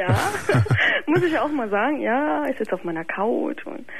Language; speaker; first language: German; native; German